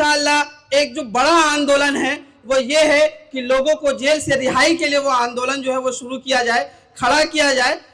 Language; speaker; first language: Hindi; native; Hindi